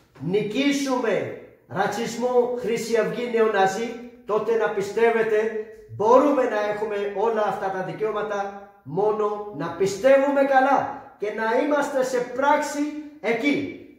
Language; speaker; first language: Greek; non-native, fluent; Urdu